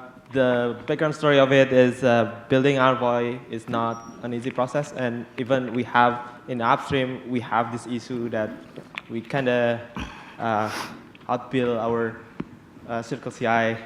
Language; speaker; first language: English; non-native, fluent; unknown